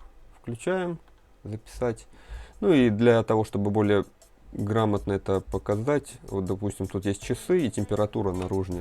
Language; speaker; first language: Russian; native; Russian